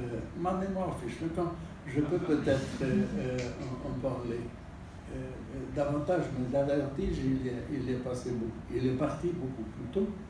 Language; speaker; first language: French; non-native, local second language; Haitian Creole